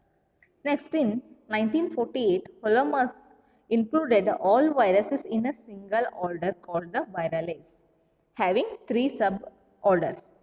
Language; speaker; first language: English; non-native, local second language; Kannada